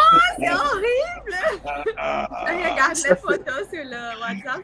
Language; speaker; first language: French; non-native, learner; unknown